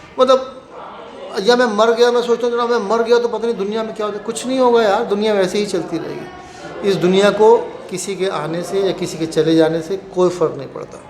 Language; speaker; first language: Urdu; native; Urdu